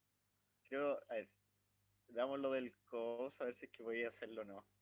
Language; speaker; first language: Spanish; native; Spanish